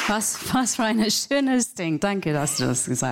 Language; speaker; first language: German; non-native, learner; English